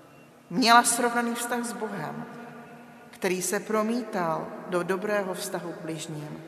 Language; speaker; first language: Czech; native; Czech